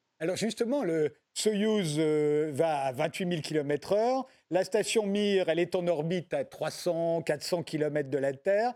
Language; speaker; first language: French; native; French